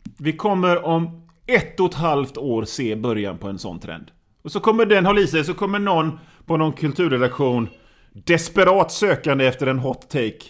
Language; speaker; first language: Swedish; native; Swedish